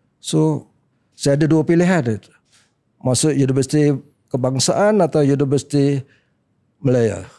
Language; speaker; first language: Malay; native; Malay